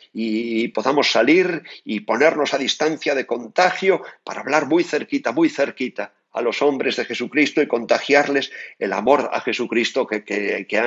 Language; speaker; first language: Spanish; native; Spanish